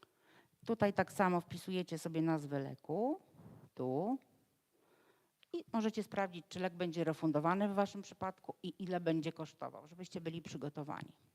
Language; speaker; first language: Polish; native; Polish